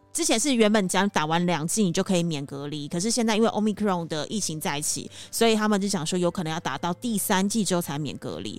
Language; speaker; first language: Chinese; native; Chinese